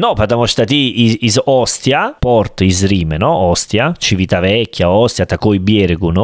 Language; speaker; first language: Russian; non-native, learner; Italian